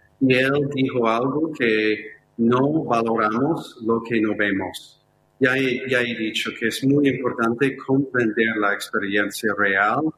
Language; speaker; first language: Spanish; non-native, fluent; English